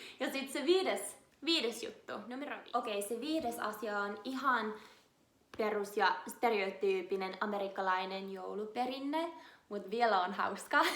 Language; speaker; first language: Finnish; non-native, learner; English